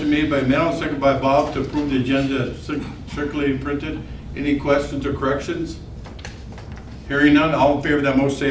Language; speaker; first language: English; native; English